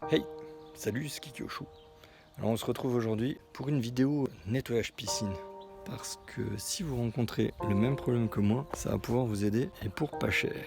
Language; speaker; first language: French; native; French